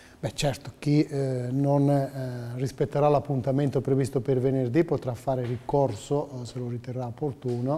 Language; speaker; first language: Italian; native; Italian